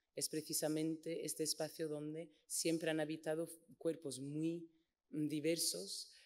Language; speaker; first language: Spanish; non-native, fluent; English